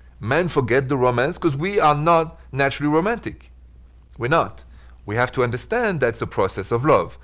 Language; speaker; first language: English; non-native, fluent; French